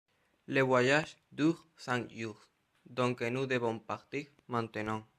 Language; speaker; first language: French; non-native, learner; Spanish